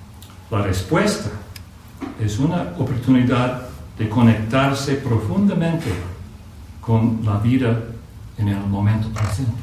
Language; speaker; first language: Spanish; non-native, fluent; English